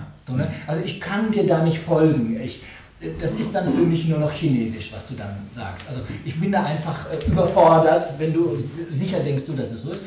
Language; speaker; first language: German; native; German